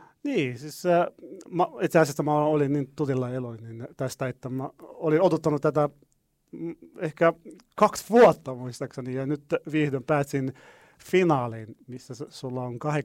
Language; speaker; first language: Finnish; non-native, learner; Arabic